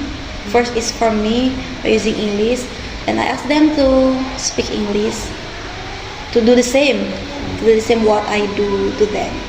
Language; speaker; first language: English; non-native, fluent; Indonesian